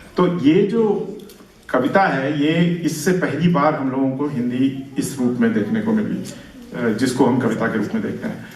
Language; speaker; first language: Hindi; non-native, local second language; Magahi